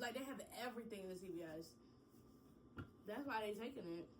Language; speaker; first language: English; native; English